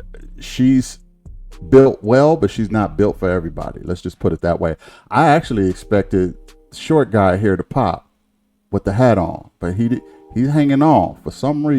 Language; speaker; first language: English; native; English